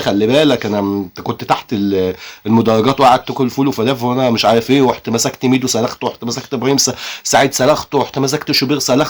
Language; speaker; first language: Arabic; native; Arabic